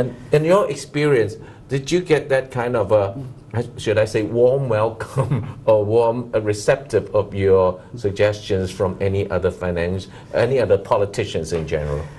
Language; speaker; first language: English; non-native, local second language; Cantonese